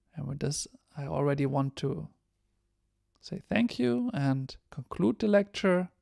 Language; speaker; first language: English; non-native, fluent; German